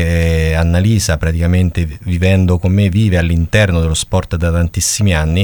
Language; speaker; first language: Italian; native; Italian